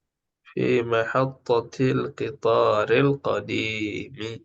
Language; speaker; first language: Arabic; non-native, fluent; Indonesian